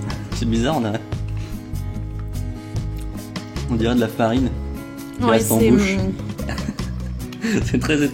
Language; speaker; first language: French; native; French